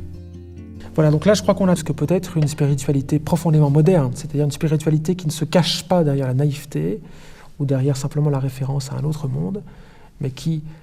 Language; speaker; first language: French; native; French